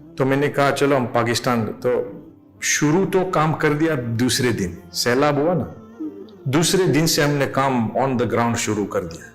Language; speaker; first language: Urdu; non-native, fluent; English